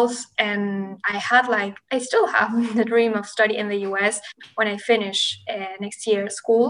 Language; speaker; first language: English; non-native, fluent; Spanish